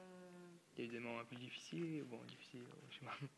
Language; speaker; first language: French; non-native, fluent; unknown